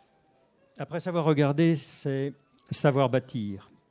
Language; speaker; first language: French; native; French